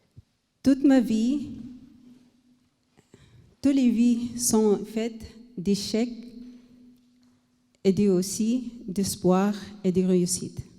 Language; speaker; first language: French; non-native, learner; Arabic